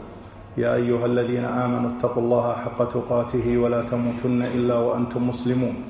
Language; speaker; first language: Arabic; native; Arabic